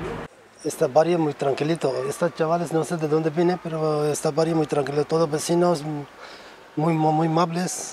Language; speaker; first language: Spanish; non-native, learner; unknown